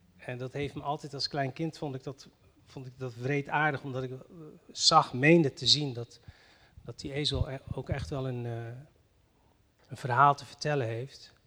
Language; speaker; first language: Dutch; early bilingual, other home language; Riffian